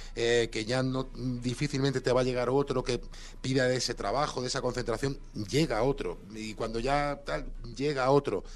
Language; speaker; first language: Spanish; native; Spanish